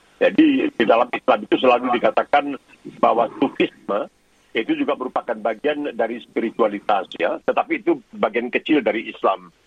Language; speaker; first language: Indonesian; native; Indonesian